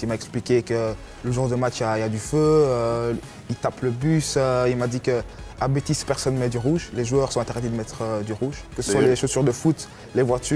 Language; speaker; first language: French; early bilingual, other home language; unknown